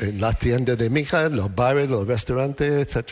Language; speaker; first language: Spanish; non-native, learner; English